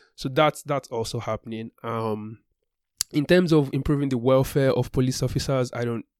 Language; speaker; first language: English; non-native, local second language; Yoruba